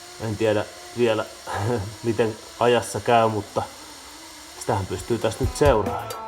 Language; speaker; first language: Finnish; native; Finnish